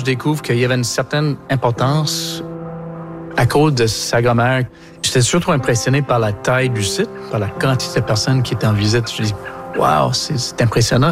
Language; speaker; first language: French; non-native, local second language; English